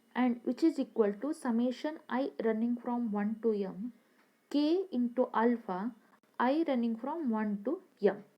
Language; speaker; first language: English; non-native, local second language; Kannada